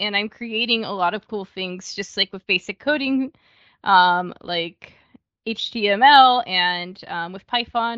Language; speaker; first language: English; native; English